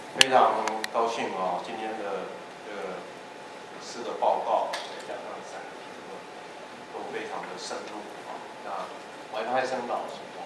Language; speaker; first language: Chinese; native; Chinese